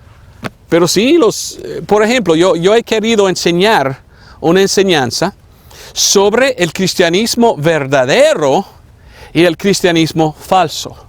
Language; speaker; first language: Spanish; non-native, fluent; English